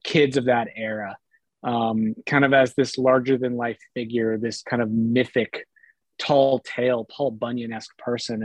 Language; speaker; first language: English; native; English